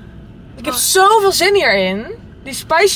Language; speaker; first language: Dutch; native; Dutch